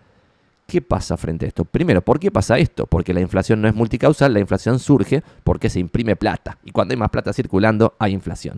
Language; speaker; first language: Spanish; native; Spanish